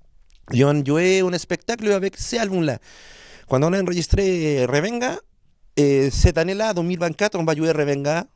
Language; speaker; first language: French; non-native, fluent; Spanish